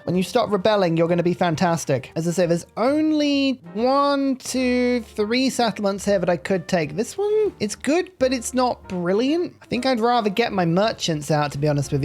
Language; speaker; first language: English; native; English